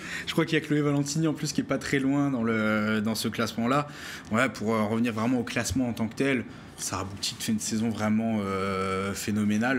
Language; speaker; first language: French; native; French